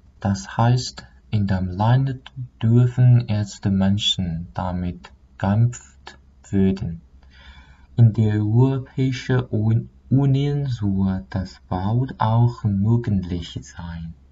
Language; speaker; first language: German; non-native, learner; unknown